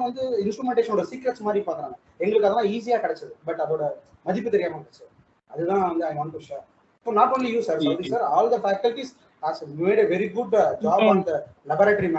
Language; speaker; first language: Tamil; native; Tamil